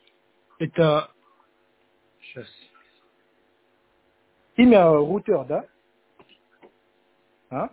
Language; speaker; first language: Russian; non-native, learner; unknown